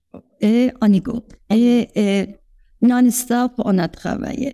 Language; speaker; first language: French; non-native, fluent; Persian